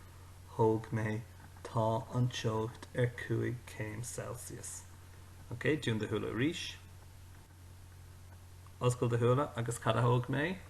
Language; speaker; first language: Irish; non-native, local second language; English